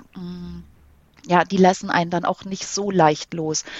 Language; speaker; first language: German; native; German